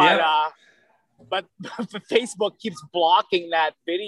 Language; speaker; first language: English; early bilingual, other home language; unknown